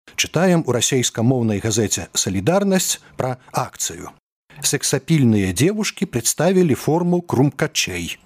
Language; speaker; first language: Belarusian; native; Belarusian